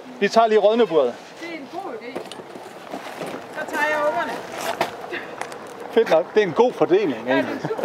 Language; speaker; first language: Danish; native; Danish